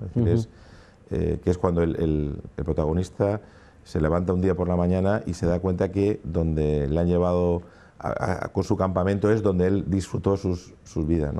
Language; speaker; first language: Spanish; native; Spanish